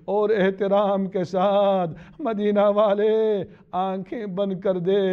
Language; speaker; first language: Urdu; non-native, local second language; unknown